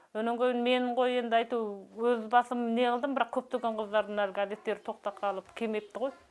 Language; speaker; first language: Kazakh; native; Kazakh